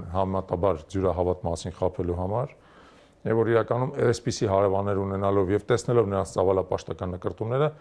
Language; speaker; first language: Armenian; native; Armenian